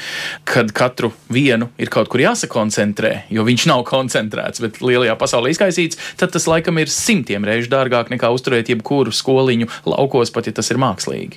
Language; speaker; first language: Latvian; native; Latvian